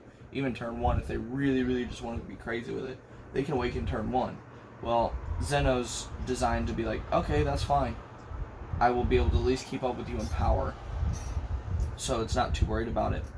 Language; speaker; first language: English; native; English